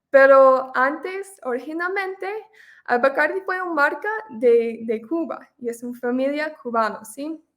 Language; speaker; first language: Spanish; non-native, fluent; English